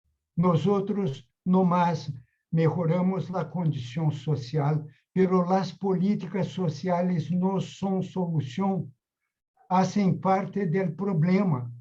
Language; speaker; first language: Spanish; non-native, fluent; Portuguese